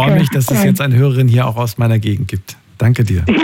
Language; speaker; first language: German; native; German